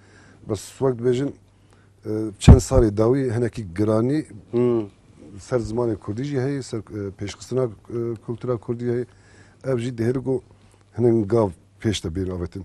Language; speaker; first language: Kurdish; native; Kurdish